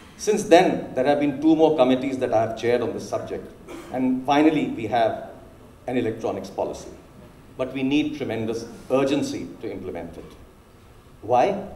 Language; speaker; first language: English; non-native, local second language; Hindi